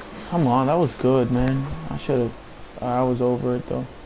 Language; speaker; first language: English; early bilingual, other home language; Spanish